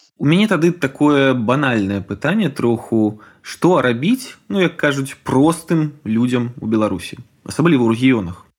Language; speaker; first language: Belarusian; native; Belarusian